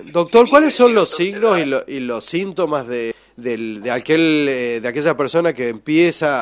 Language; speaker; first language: Spanish; native; Spanish